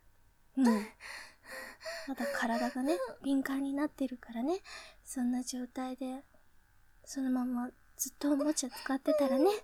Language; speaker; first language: Japanese; native; Japanese